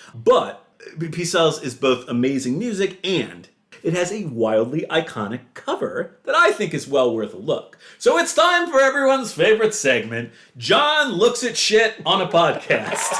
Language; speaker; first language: English; native; English